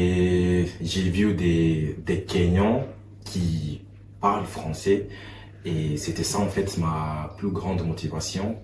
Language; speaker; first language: French; non-native, fluent; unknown